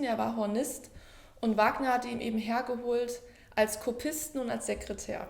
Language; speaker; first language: German; native; German